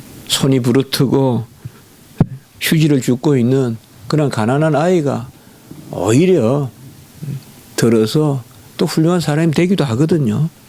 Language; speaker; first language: Korean; native; Korean